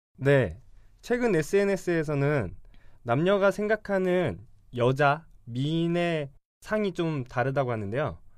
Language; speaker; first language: Korean; native; Korean